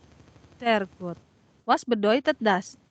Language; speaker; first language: German; non-native, fluent; Indonesian